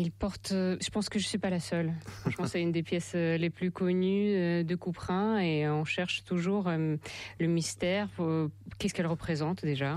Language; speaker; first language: French; non-native, fluent; Russian